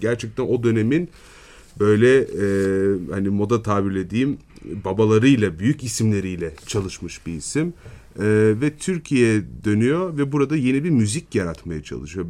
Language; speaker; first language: Turkish; native; Turkish